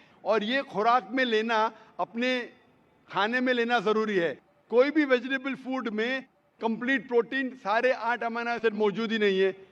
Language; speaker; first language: Hindi; native; Hindi